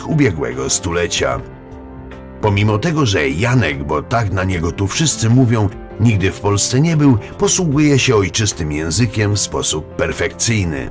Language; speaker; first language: Polish; native; Polish